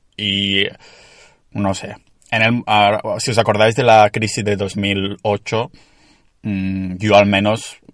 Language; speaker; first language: Spanish; native; Spanish